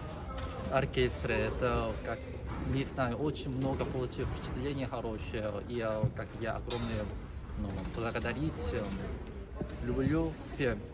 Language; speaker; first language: Russian; non-native, fluent; Korean